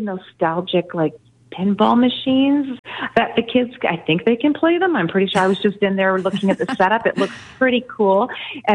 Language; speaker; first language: English; native; English